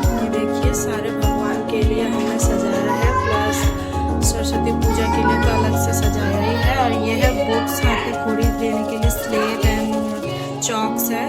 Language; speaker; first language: Hindi; non-native, local second language; Bangla